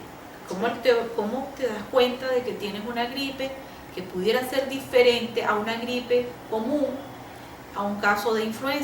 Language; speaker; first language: Spanish; native; Spanish